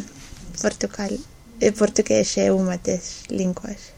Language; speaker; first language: Portuguese; non-native, learner; Estonian